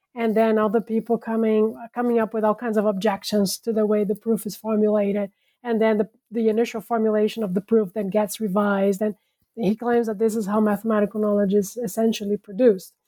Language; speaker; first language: English; non-native, fluent; Portuguese